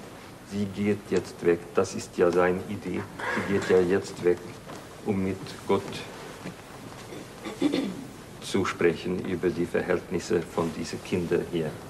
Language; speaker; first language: German; non-native, fluent; Swedish